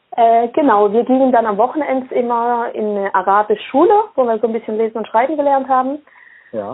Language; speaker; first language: German; early bilingual, other home language; Swiss German